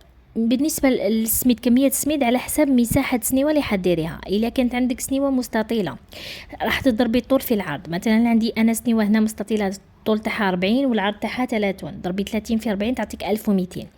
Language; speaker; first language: Arabic; native; Arabic